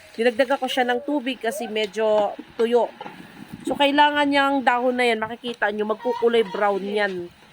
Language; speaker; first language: Filipino; non-native, local second language; Cebuano